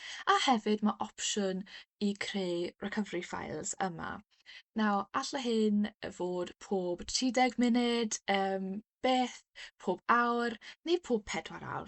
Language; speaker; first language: Welsh; non-native, local second language; English